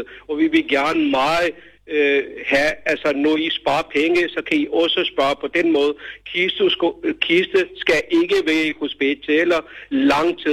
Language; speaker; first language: Danish; non-native, learner; Urdu